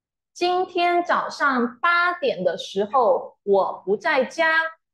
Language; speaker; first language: Chinese; non-native, fluent; Vietnamese